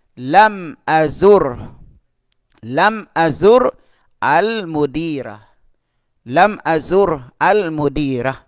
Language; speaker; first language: Arabic; non-native, fluent; Filipino